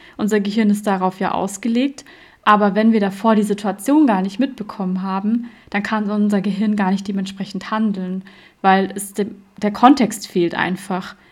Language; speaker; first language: German; native; German